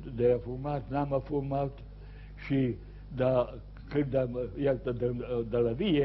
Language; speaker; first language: Romanian; non-native, local second language; Serbian